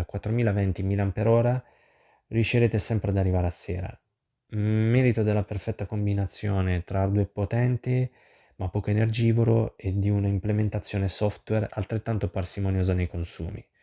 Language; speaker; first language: Italian; native; Italian